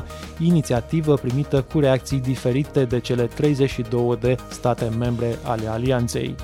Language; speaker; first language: Romanian; native; Romanian